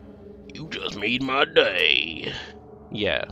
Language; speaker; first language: English; native; English